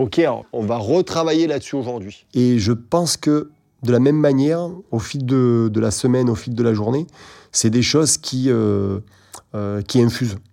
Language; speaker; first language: French; native; French